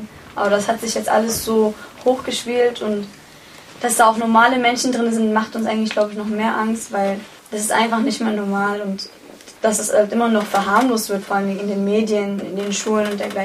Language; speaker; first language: German; early bilingual, other home language; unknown